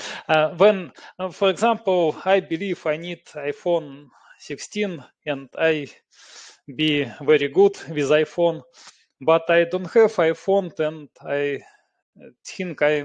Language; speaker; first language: English; non-native, learner; Russian